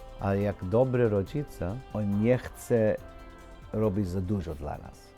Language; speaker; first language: Polish; non-native, learner; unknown